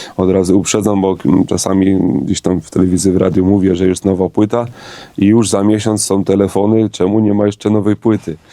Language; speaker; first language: Polish; native; Polish